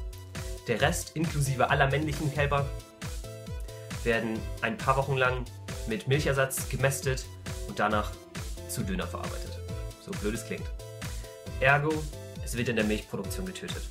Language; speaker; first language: German; native; German